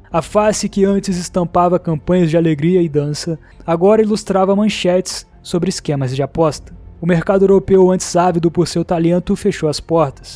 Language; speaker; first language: Portuguese; native; Portuguese